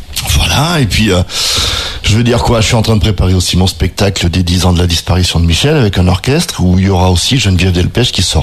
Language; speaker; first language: French; native; French